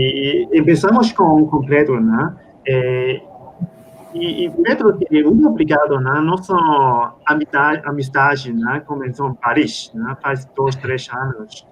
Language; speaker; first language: Portuguese; non-native, fluent; Spanish